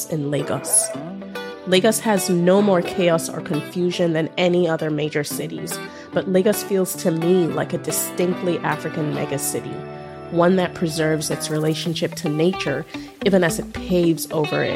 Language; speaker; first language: English; non-native, local second language; Yoruba